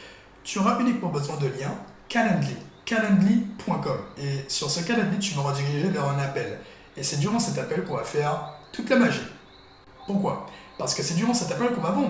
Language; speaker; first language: French; native; French